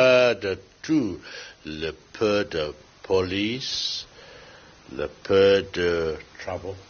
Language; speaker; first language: French; non-native, learner; English